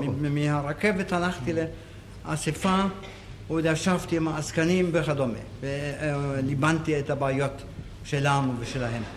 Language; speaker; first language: Hebrew; non-native, fluent; German